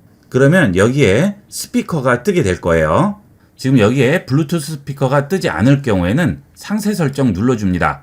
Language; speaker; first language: Korean; native; Korean